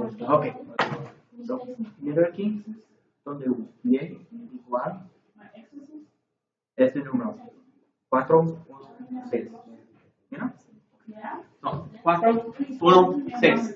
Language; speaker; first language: Spanish; non-native, learner; English